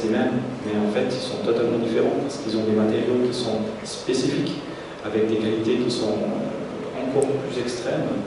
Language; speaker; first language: French; native; French